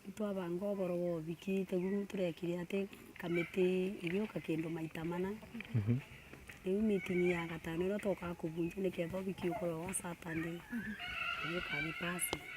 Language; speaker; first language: Kikuyu; native; Kikuyu